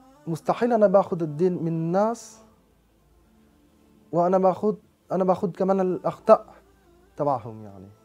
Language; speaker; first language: Arabic; non-native, fluent; French